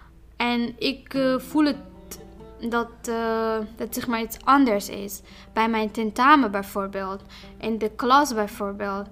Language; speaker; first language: Dutch; non-native, fluent; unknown